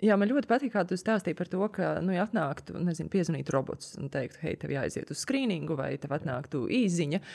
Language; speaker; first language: Latvian; native; Latvian